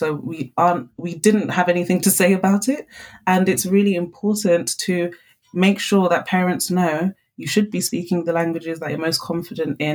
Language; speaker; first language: English; non-native, local second language; Akan